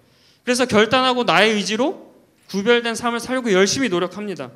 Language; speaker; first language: Korean; native; Korean